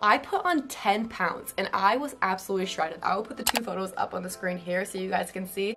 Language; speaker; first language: English; native; English